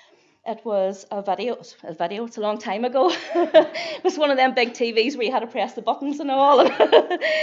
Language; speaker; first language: English; native; English